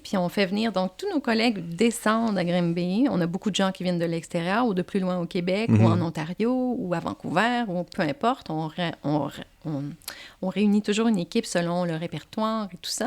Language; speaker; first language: French; native; French